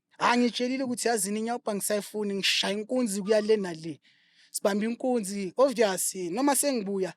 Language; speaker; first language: Zulu; non-native, local second language; Southern Sotho